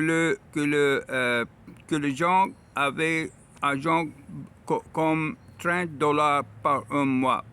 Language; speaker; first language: French; non-native, learner; Arabic